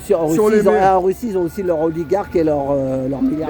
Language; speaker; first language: French; native; French